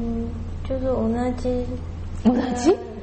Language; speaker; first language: Japanese; non-native, learner; Chinese